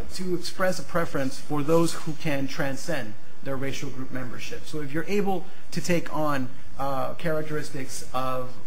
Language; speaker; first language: English; native; English